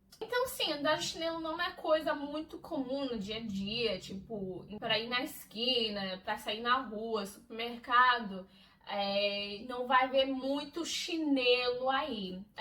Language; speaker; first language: Portuguese; non-native, fluent; English